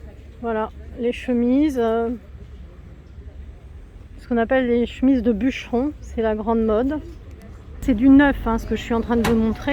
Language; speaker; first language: French; native; French